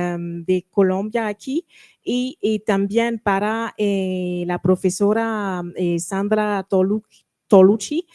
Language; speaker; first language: Spanish; non-native, learner; French